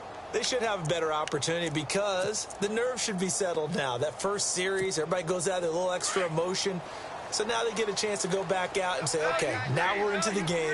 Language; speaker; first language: English; native; English